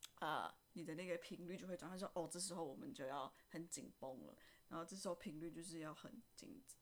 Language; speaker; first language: Chinese; non-native, fluent; Indonesian